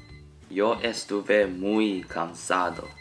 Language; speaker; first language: Spanish; non-native, learner; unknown